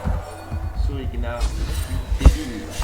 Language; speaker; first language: French; native; French